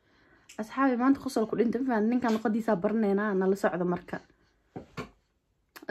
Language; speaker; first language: German; non-native, learner; Somali